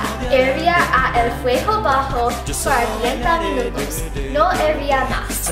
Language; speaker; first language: Spanish; non-native, learner; English